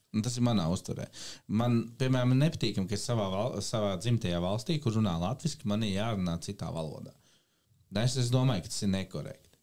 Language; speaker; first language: Latvian; native; Latvian